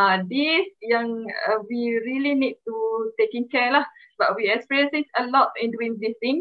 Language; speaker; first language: English; non-native, local second language; Malay